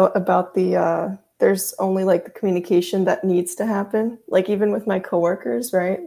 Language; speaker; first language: English; early bilingual, other home language; Russian